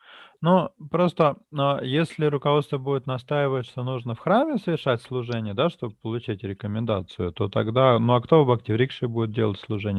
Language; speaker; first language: Russian; native; Russian